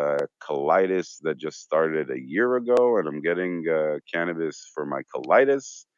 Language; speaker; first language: English; non-native, fluent; Hebrew